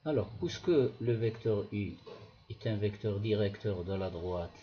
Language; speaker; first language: French; non-native, local second language; Arabic